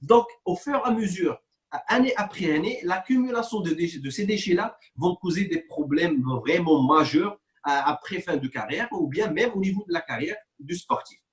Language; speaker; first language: French; non-native, local second language; Arabic